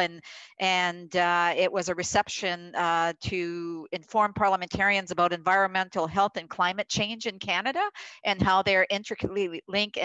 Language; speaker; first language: English; native; English